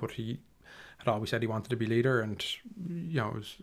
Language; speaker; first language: English; native; English